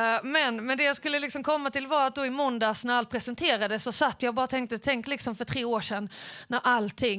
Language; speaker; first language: Swedish; native; Swedish